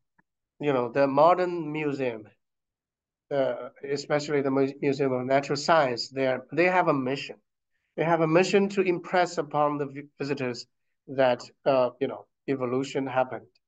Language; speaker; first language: English; non-native, fluent; Chinese